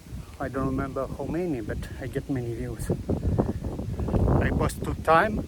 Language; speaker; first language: English; non-native, learner; French